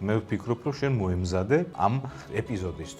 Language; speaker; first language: Georgian; native; Georgian